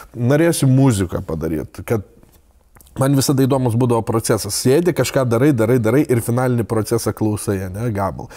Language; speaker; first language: Lithuanian; native; Lithuanian